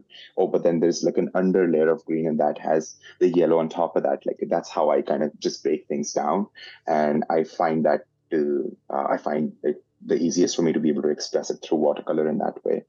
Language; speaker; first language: English; non-native, local second language; Hindi